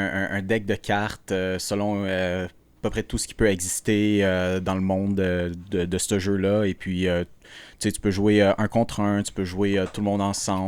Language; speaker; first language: French; native; French